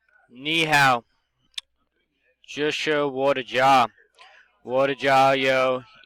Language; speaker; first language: Chinese; non-native, learner; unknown